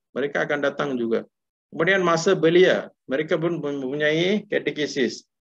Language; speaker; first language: Malay; non-native, local second language; Tamil